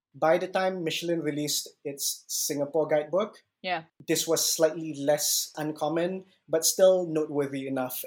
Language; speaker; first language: English; non-native, local second language; Malay